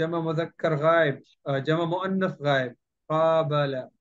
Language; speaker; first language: Arabic; non-native, fluent; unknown